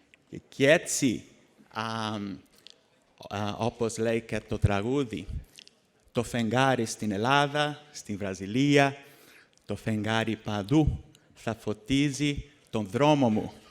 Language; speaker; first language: Greek; non-native, learner; Portuguese